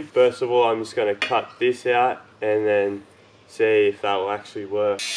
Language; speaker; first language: English; native; English